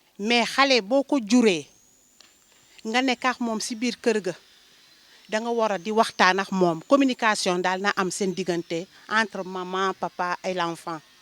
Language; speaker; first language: Wolof; non-native, local second language; Jola-Fonyi